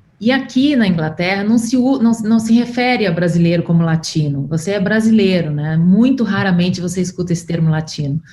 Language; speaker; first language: Portuguese; native; Portuguese